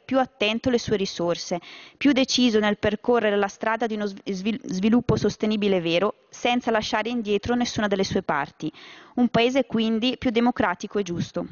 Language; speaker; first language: Italian; native; Italian